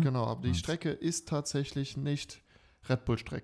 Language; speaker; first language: German; native; German